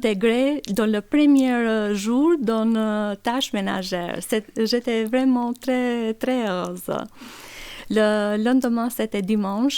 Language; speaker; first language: French; non-native, learner; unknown